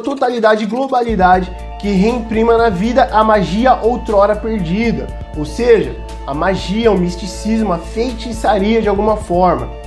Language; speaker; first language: Portuguese; native; Portuguese